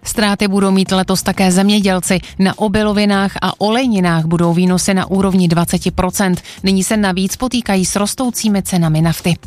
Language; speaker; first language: Czech; native; Czech